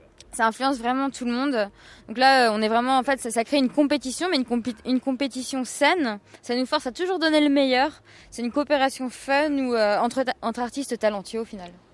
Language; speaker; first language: French; native; French